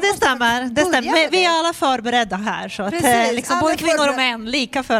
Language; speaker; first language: Swedish; non-native, fluent; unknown